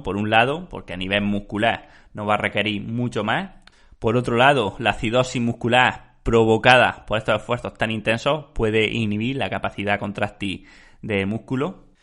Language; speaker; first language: Spanish; native; Spanish